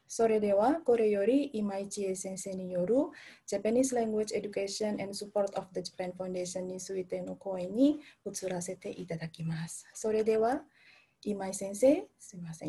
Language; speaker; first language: Japanese; non-native, fluent; Indonesian